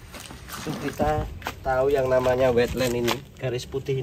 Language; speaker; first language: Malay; non-native, local second language; Javanese